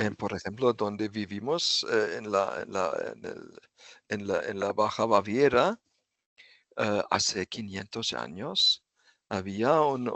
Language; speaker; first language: Spanish; non-native, fluent; German